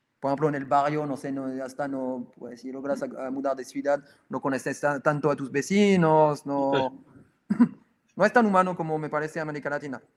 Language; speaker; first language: Spanish; non-native, fluent; French